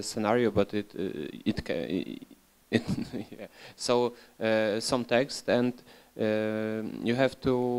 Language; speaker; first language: English; non-native, learner; Polish